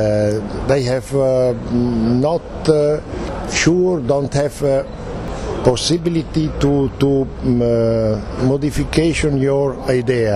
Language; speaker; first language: English; non-native, learner; Italian